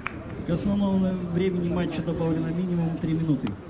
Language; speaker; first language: Russian; native; Russian